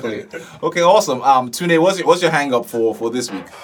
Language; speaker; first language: English; non-native, local second language; Yoruba